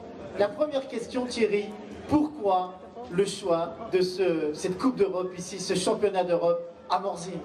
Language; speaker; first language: French; native; French